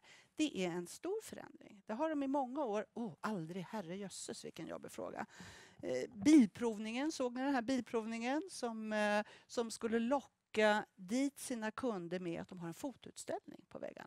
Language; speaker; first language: Swedish; native; Swedish